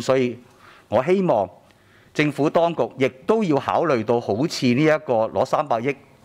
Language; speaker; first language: Cantonese; native; Cantonese